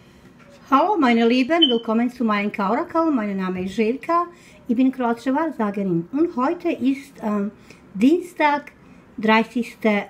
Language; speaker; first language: German; non-native, fluent; Croatian